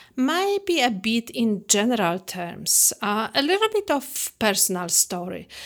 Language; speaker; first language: English; non-native, fluent; Polish